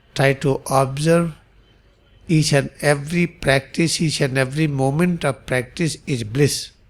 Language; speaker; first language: English; non-native, local second language; Hindi